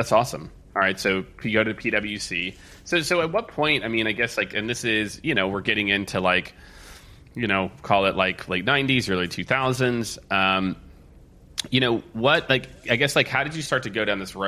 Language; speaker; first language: English; native; English